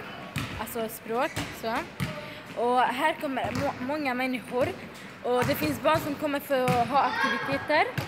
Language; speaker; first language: Swedish; early bilingual, other home language; Arabic